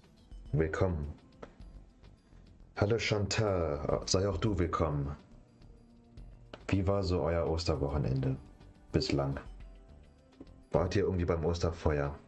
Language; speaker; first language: German; native; German